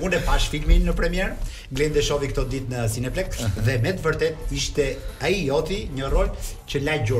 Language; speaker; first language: Albanian; native; Albanian